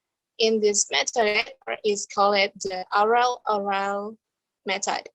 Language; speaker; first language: English; non-native, learner; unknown